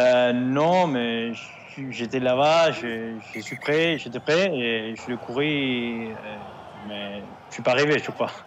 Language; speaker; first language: French; non-native, learner; Spanish